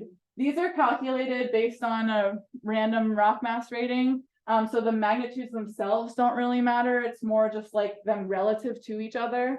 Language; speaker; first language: English; native; English